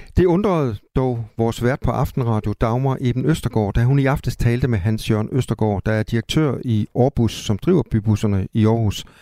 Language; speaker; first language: Danish; native; Danish